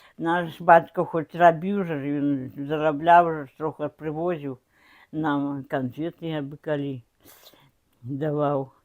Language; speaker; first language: Belarusian; native; Belarusian